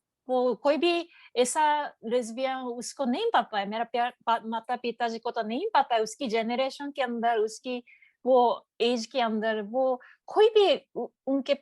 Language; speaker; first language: Hindi; non-native, learner; Japanese